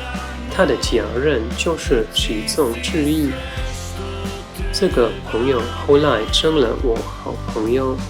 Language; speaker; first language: Chinese; non-native, fluent; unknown